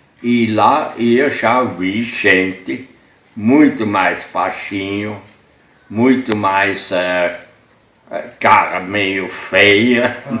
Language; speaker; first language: Portuguese; non-native, fluent; German